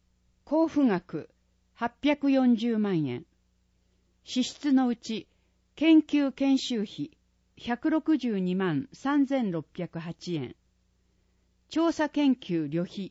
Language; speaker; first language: Japanese; native; Japanese